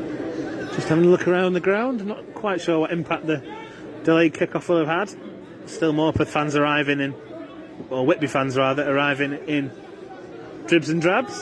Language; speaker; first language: English; native; English